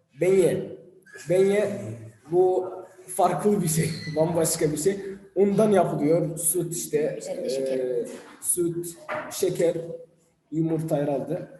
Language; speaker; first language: Turkish; non-native, learner; Arabic